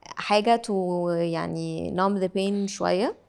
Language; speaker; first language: Arabic; native; Arabic